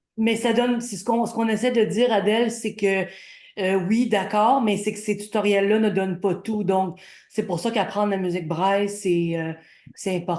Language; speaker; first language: French; native; French